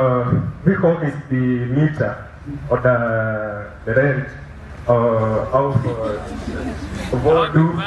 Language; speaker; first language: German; non-native, learner; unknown